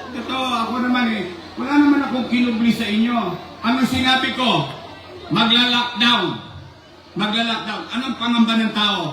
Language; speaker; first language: Filipino; native; Filipino